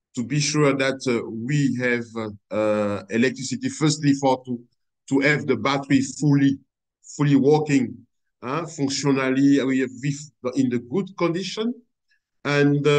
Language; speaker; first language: English; non-native, fluent; French